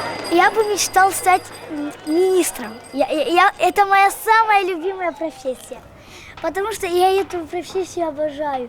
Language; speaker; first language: Russian; non-native, local second language; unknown